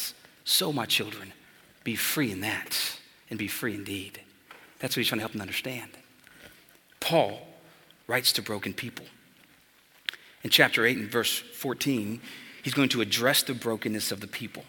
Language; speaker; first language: English; native; English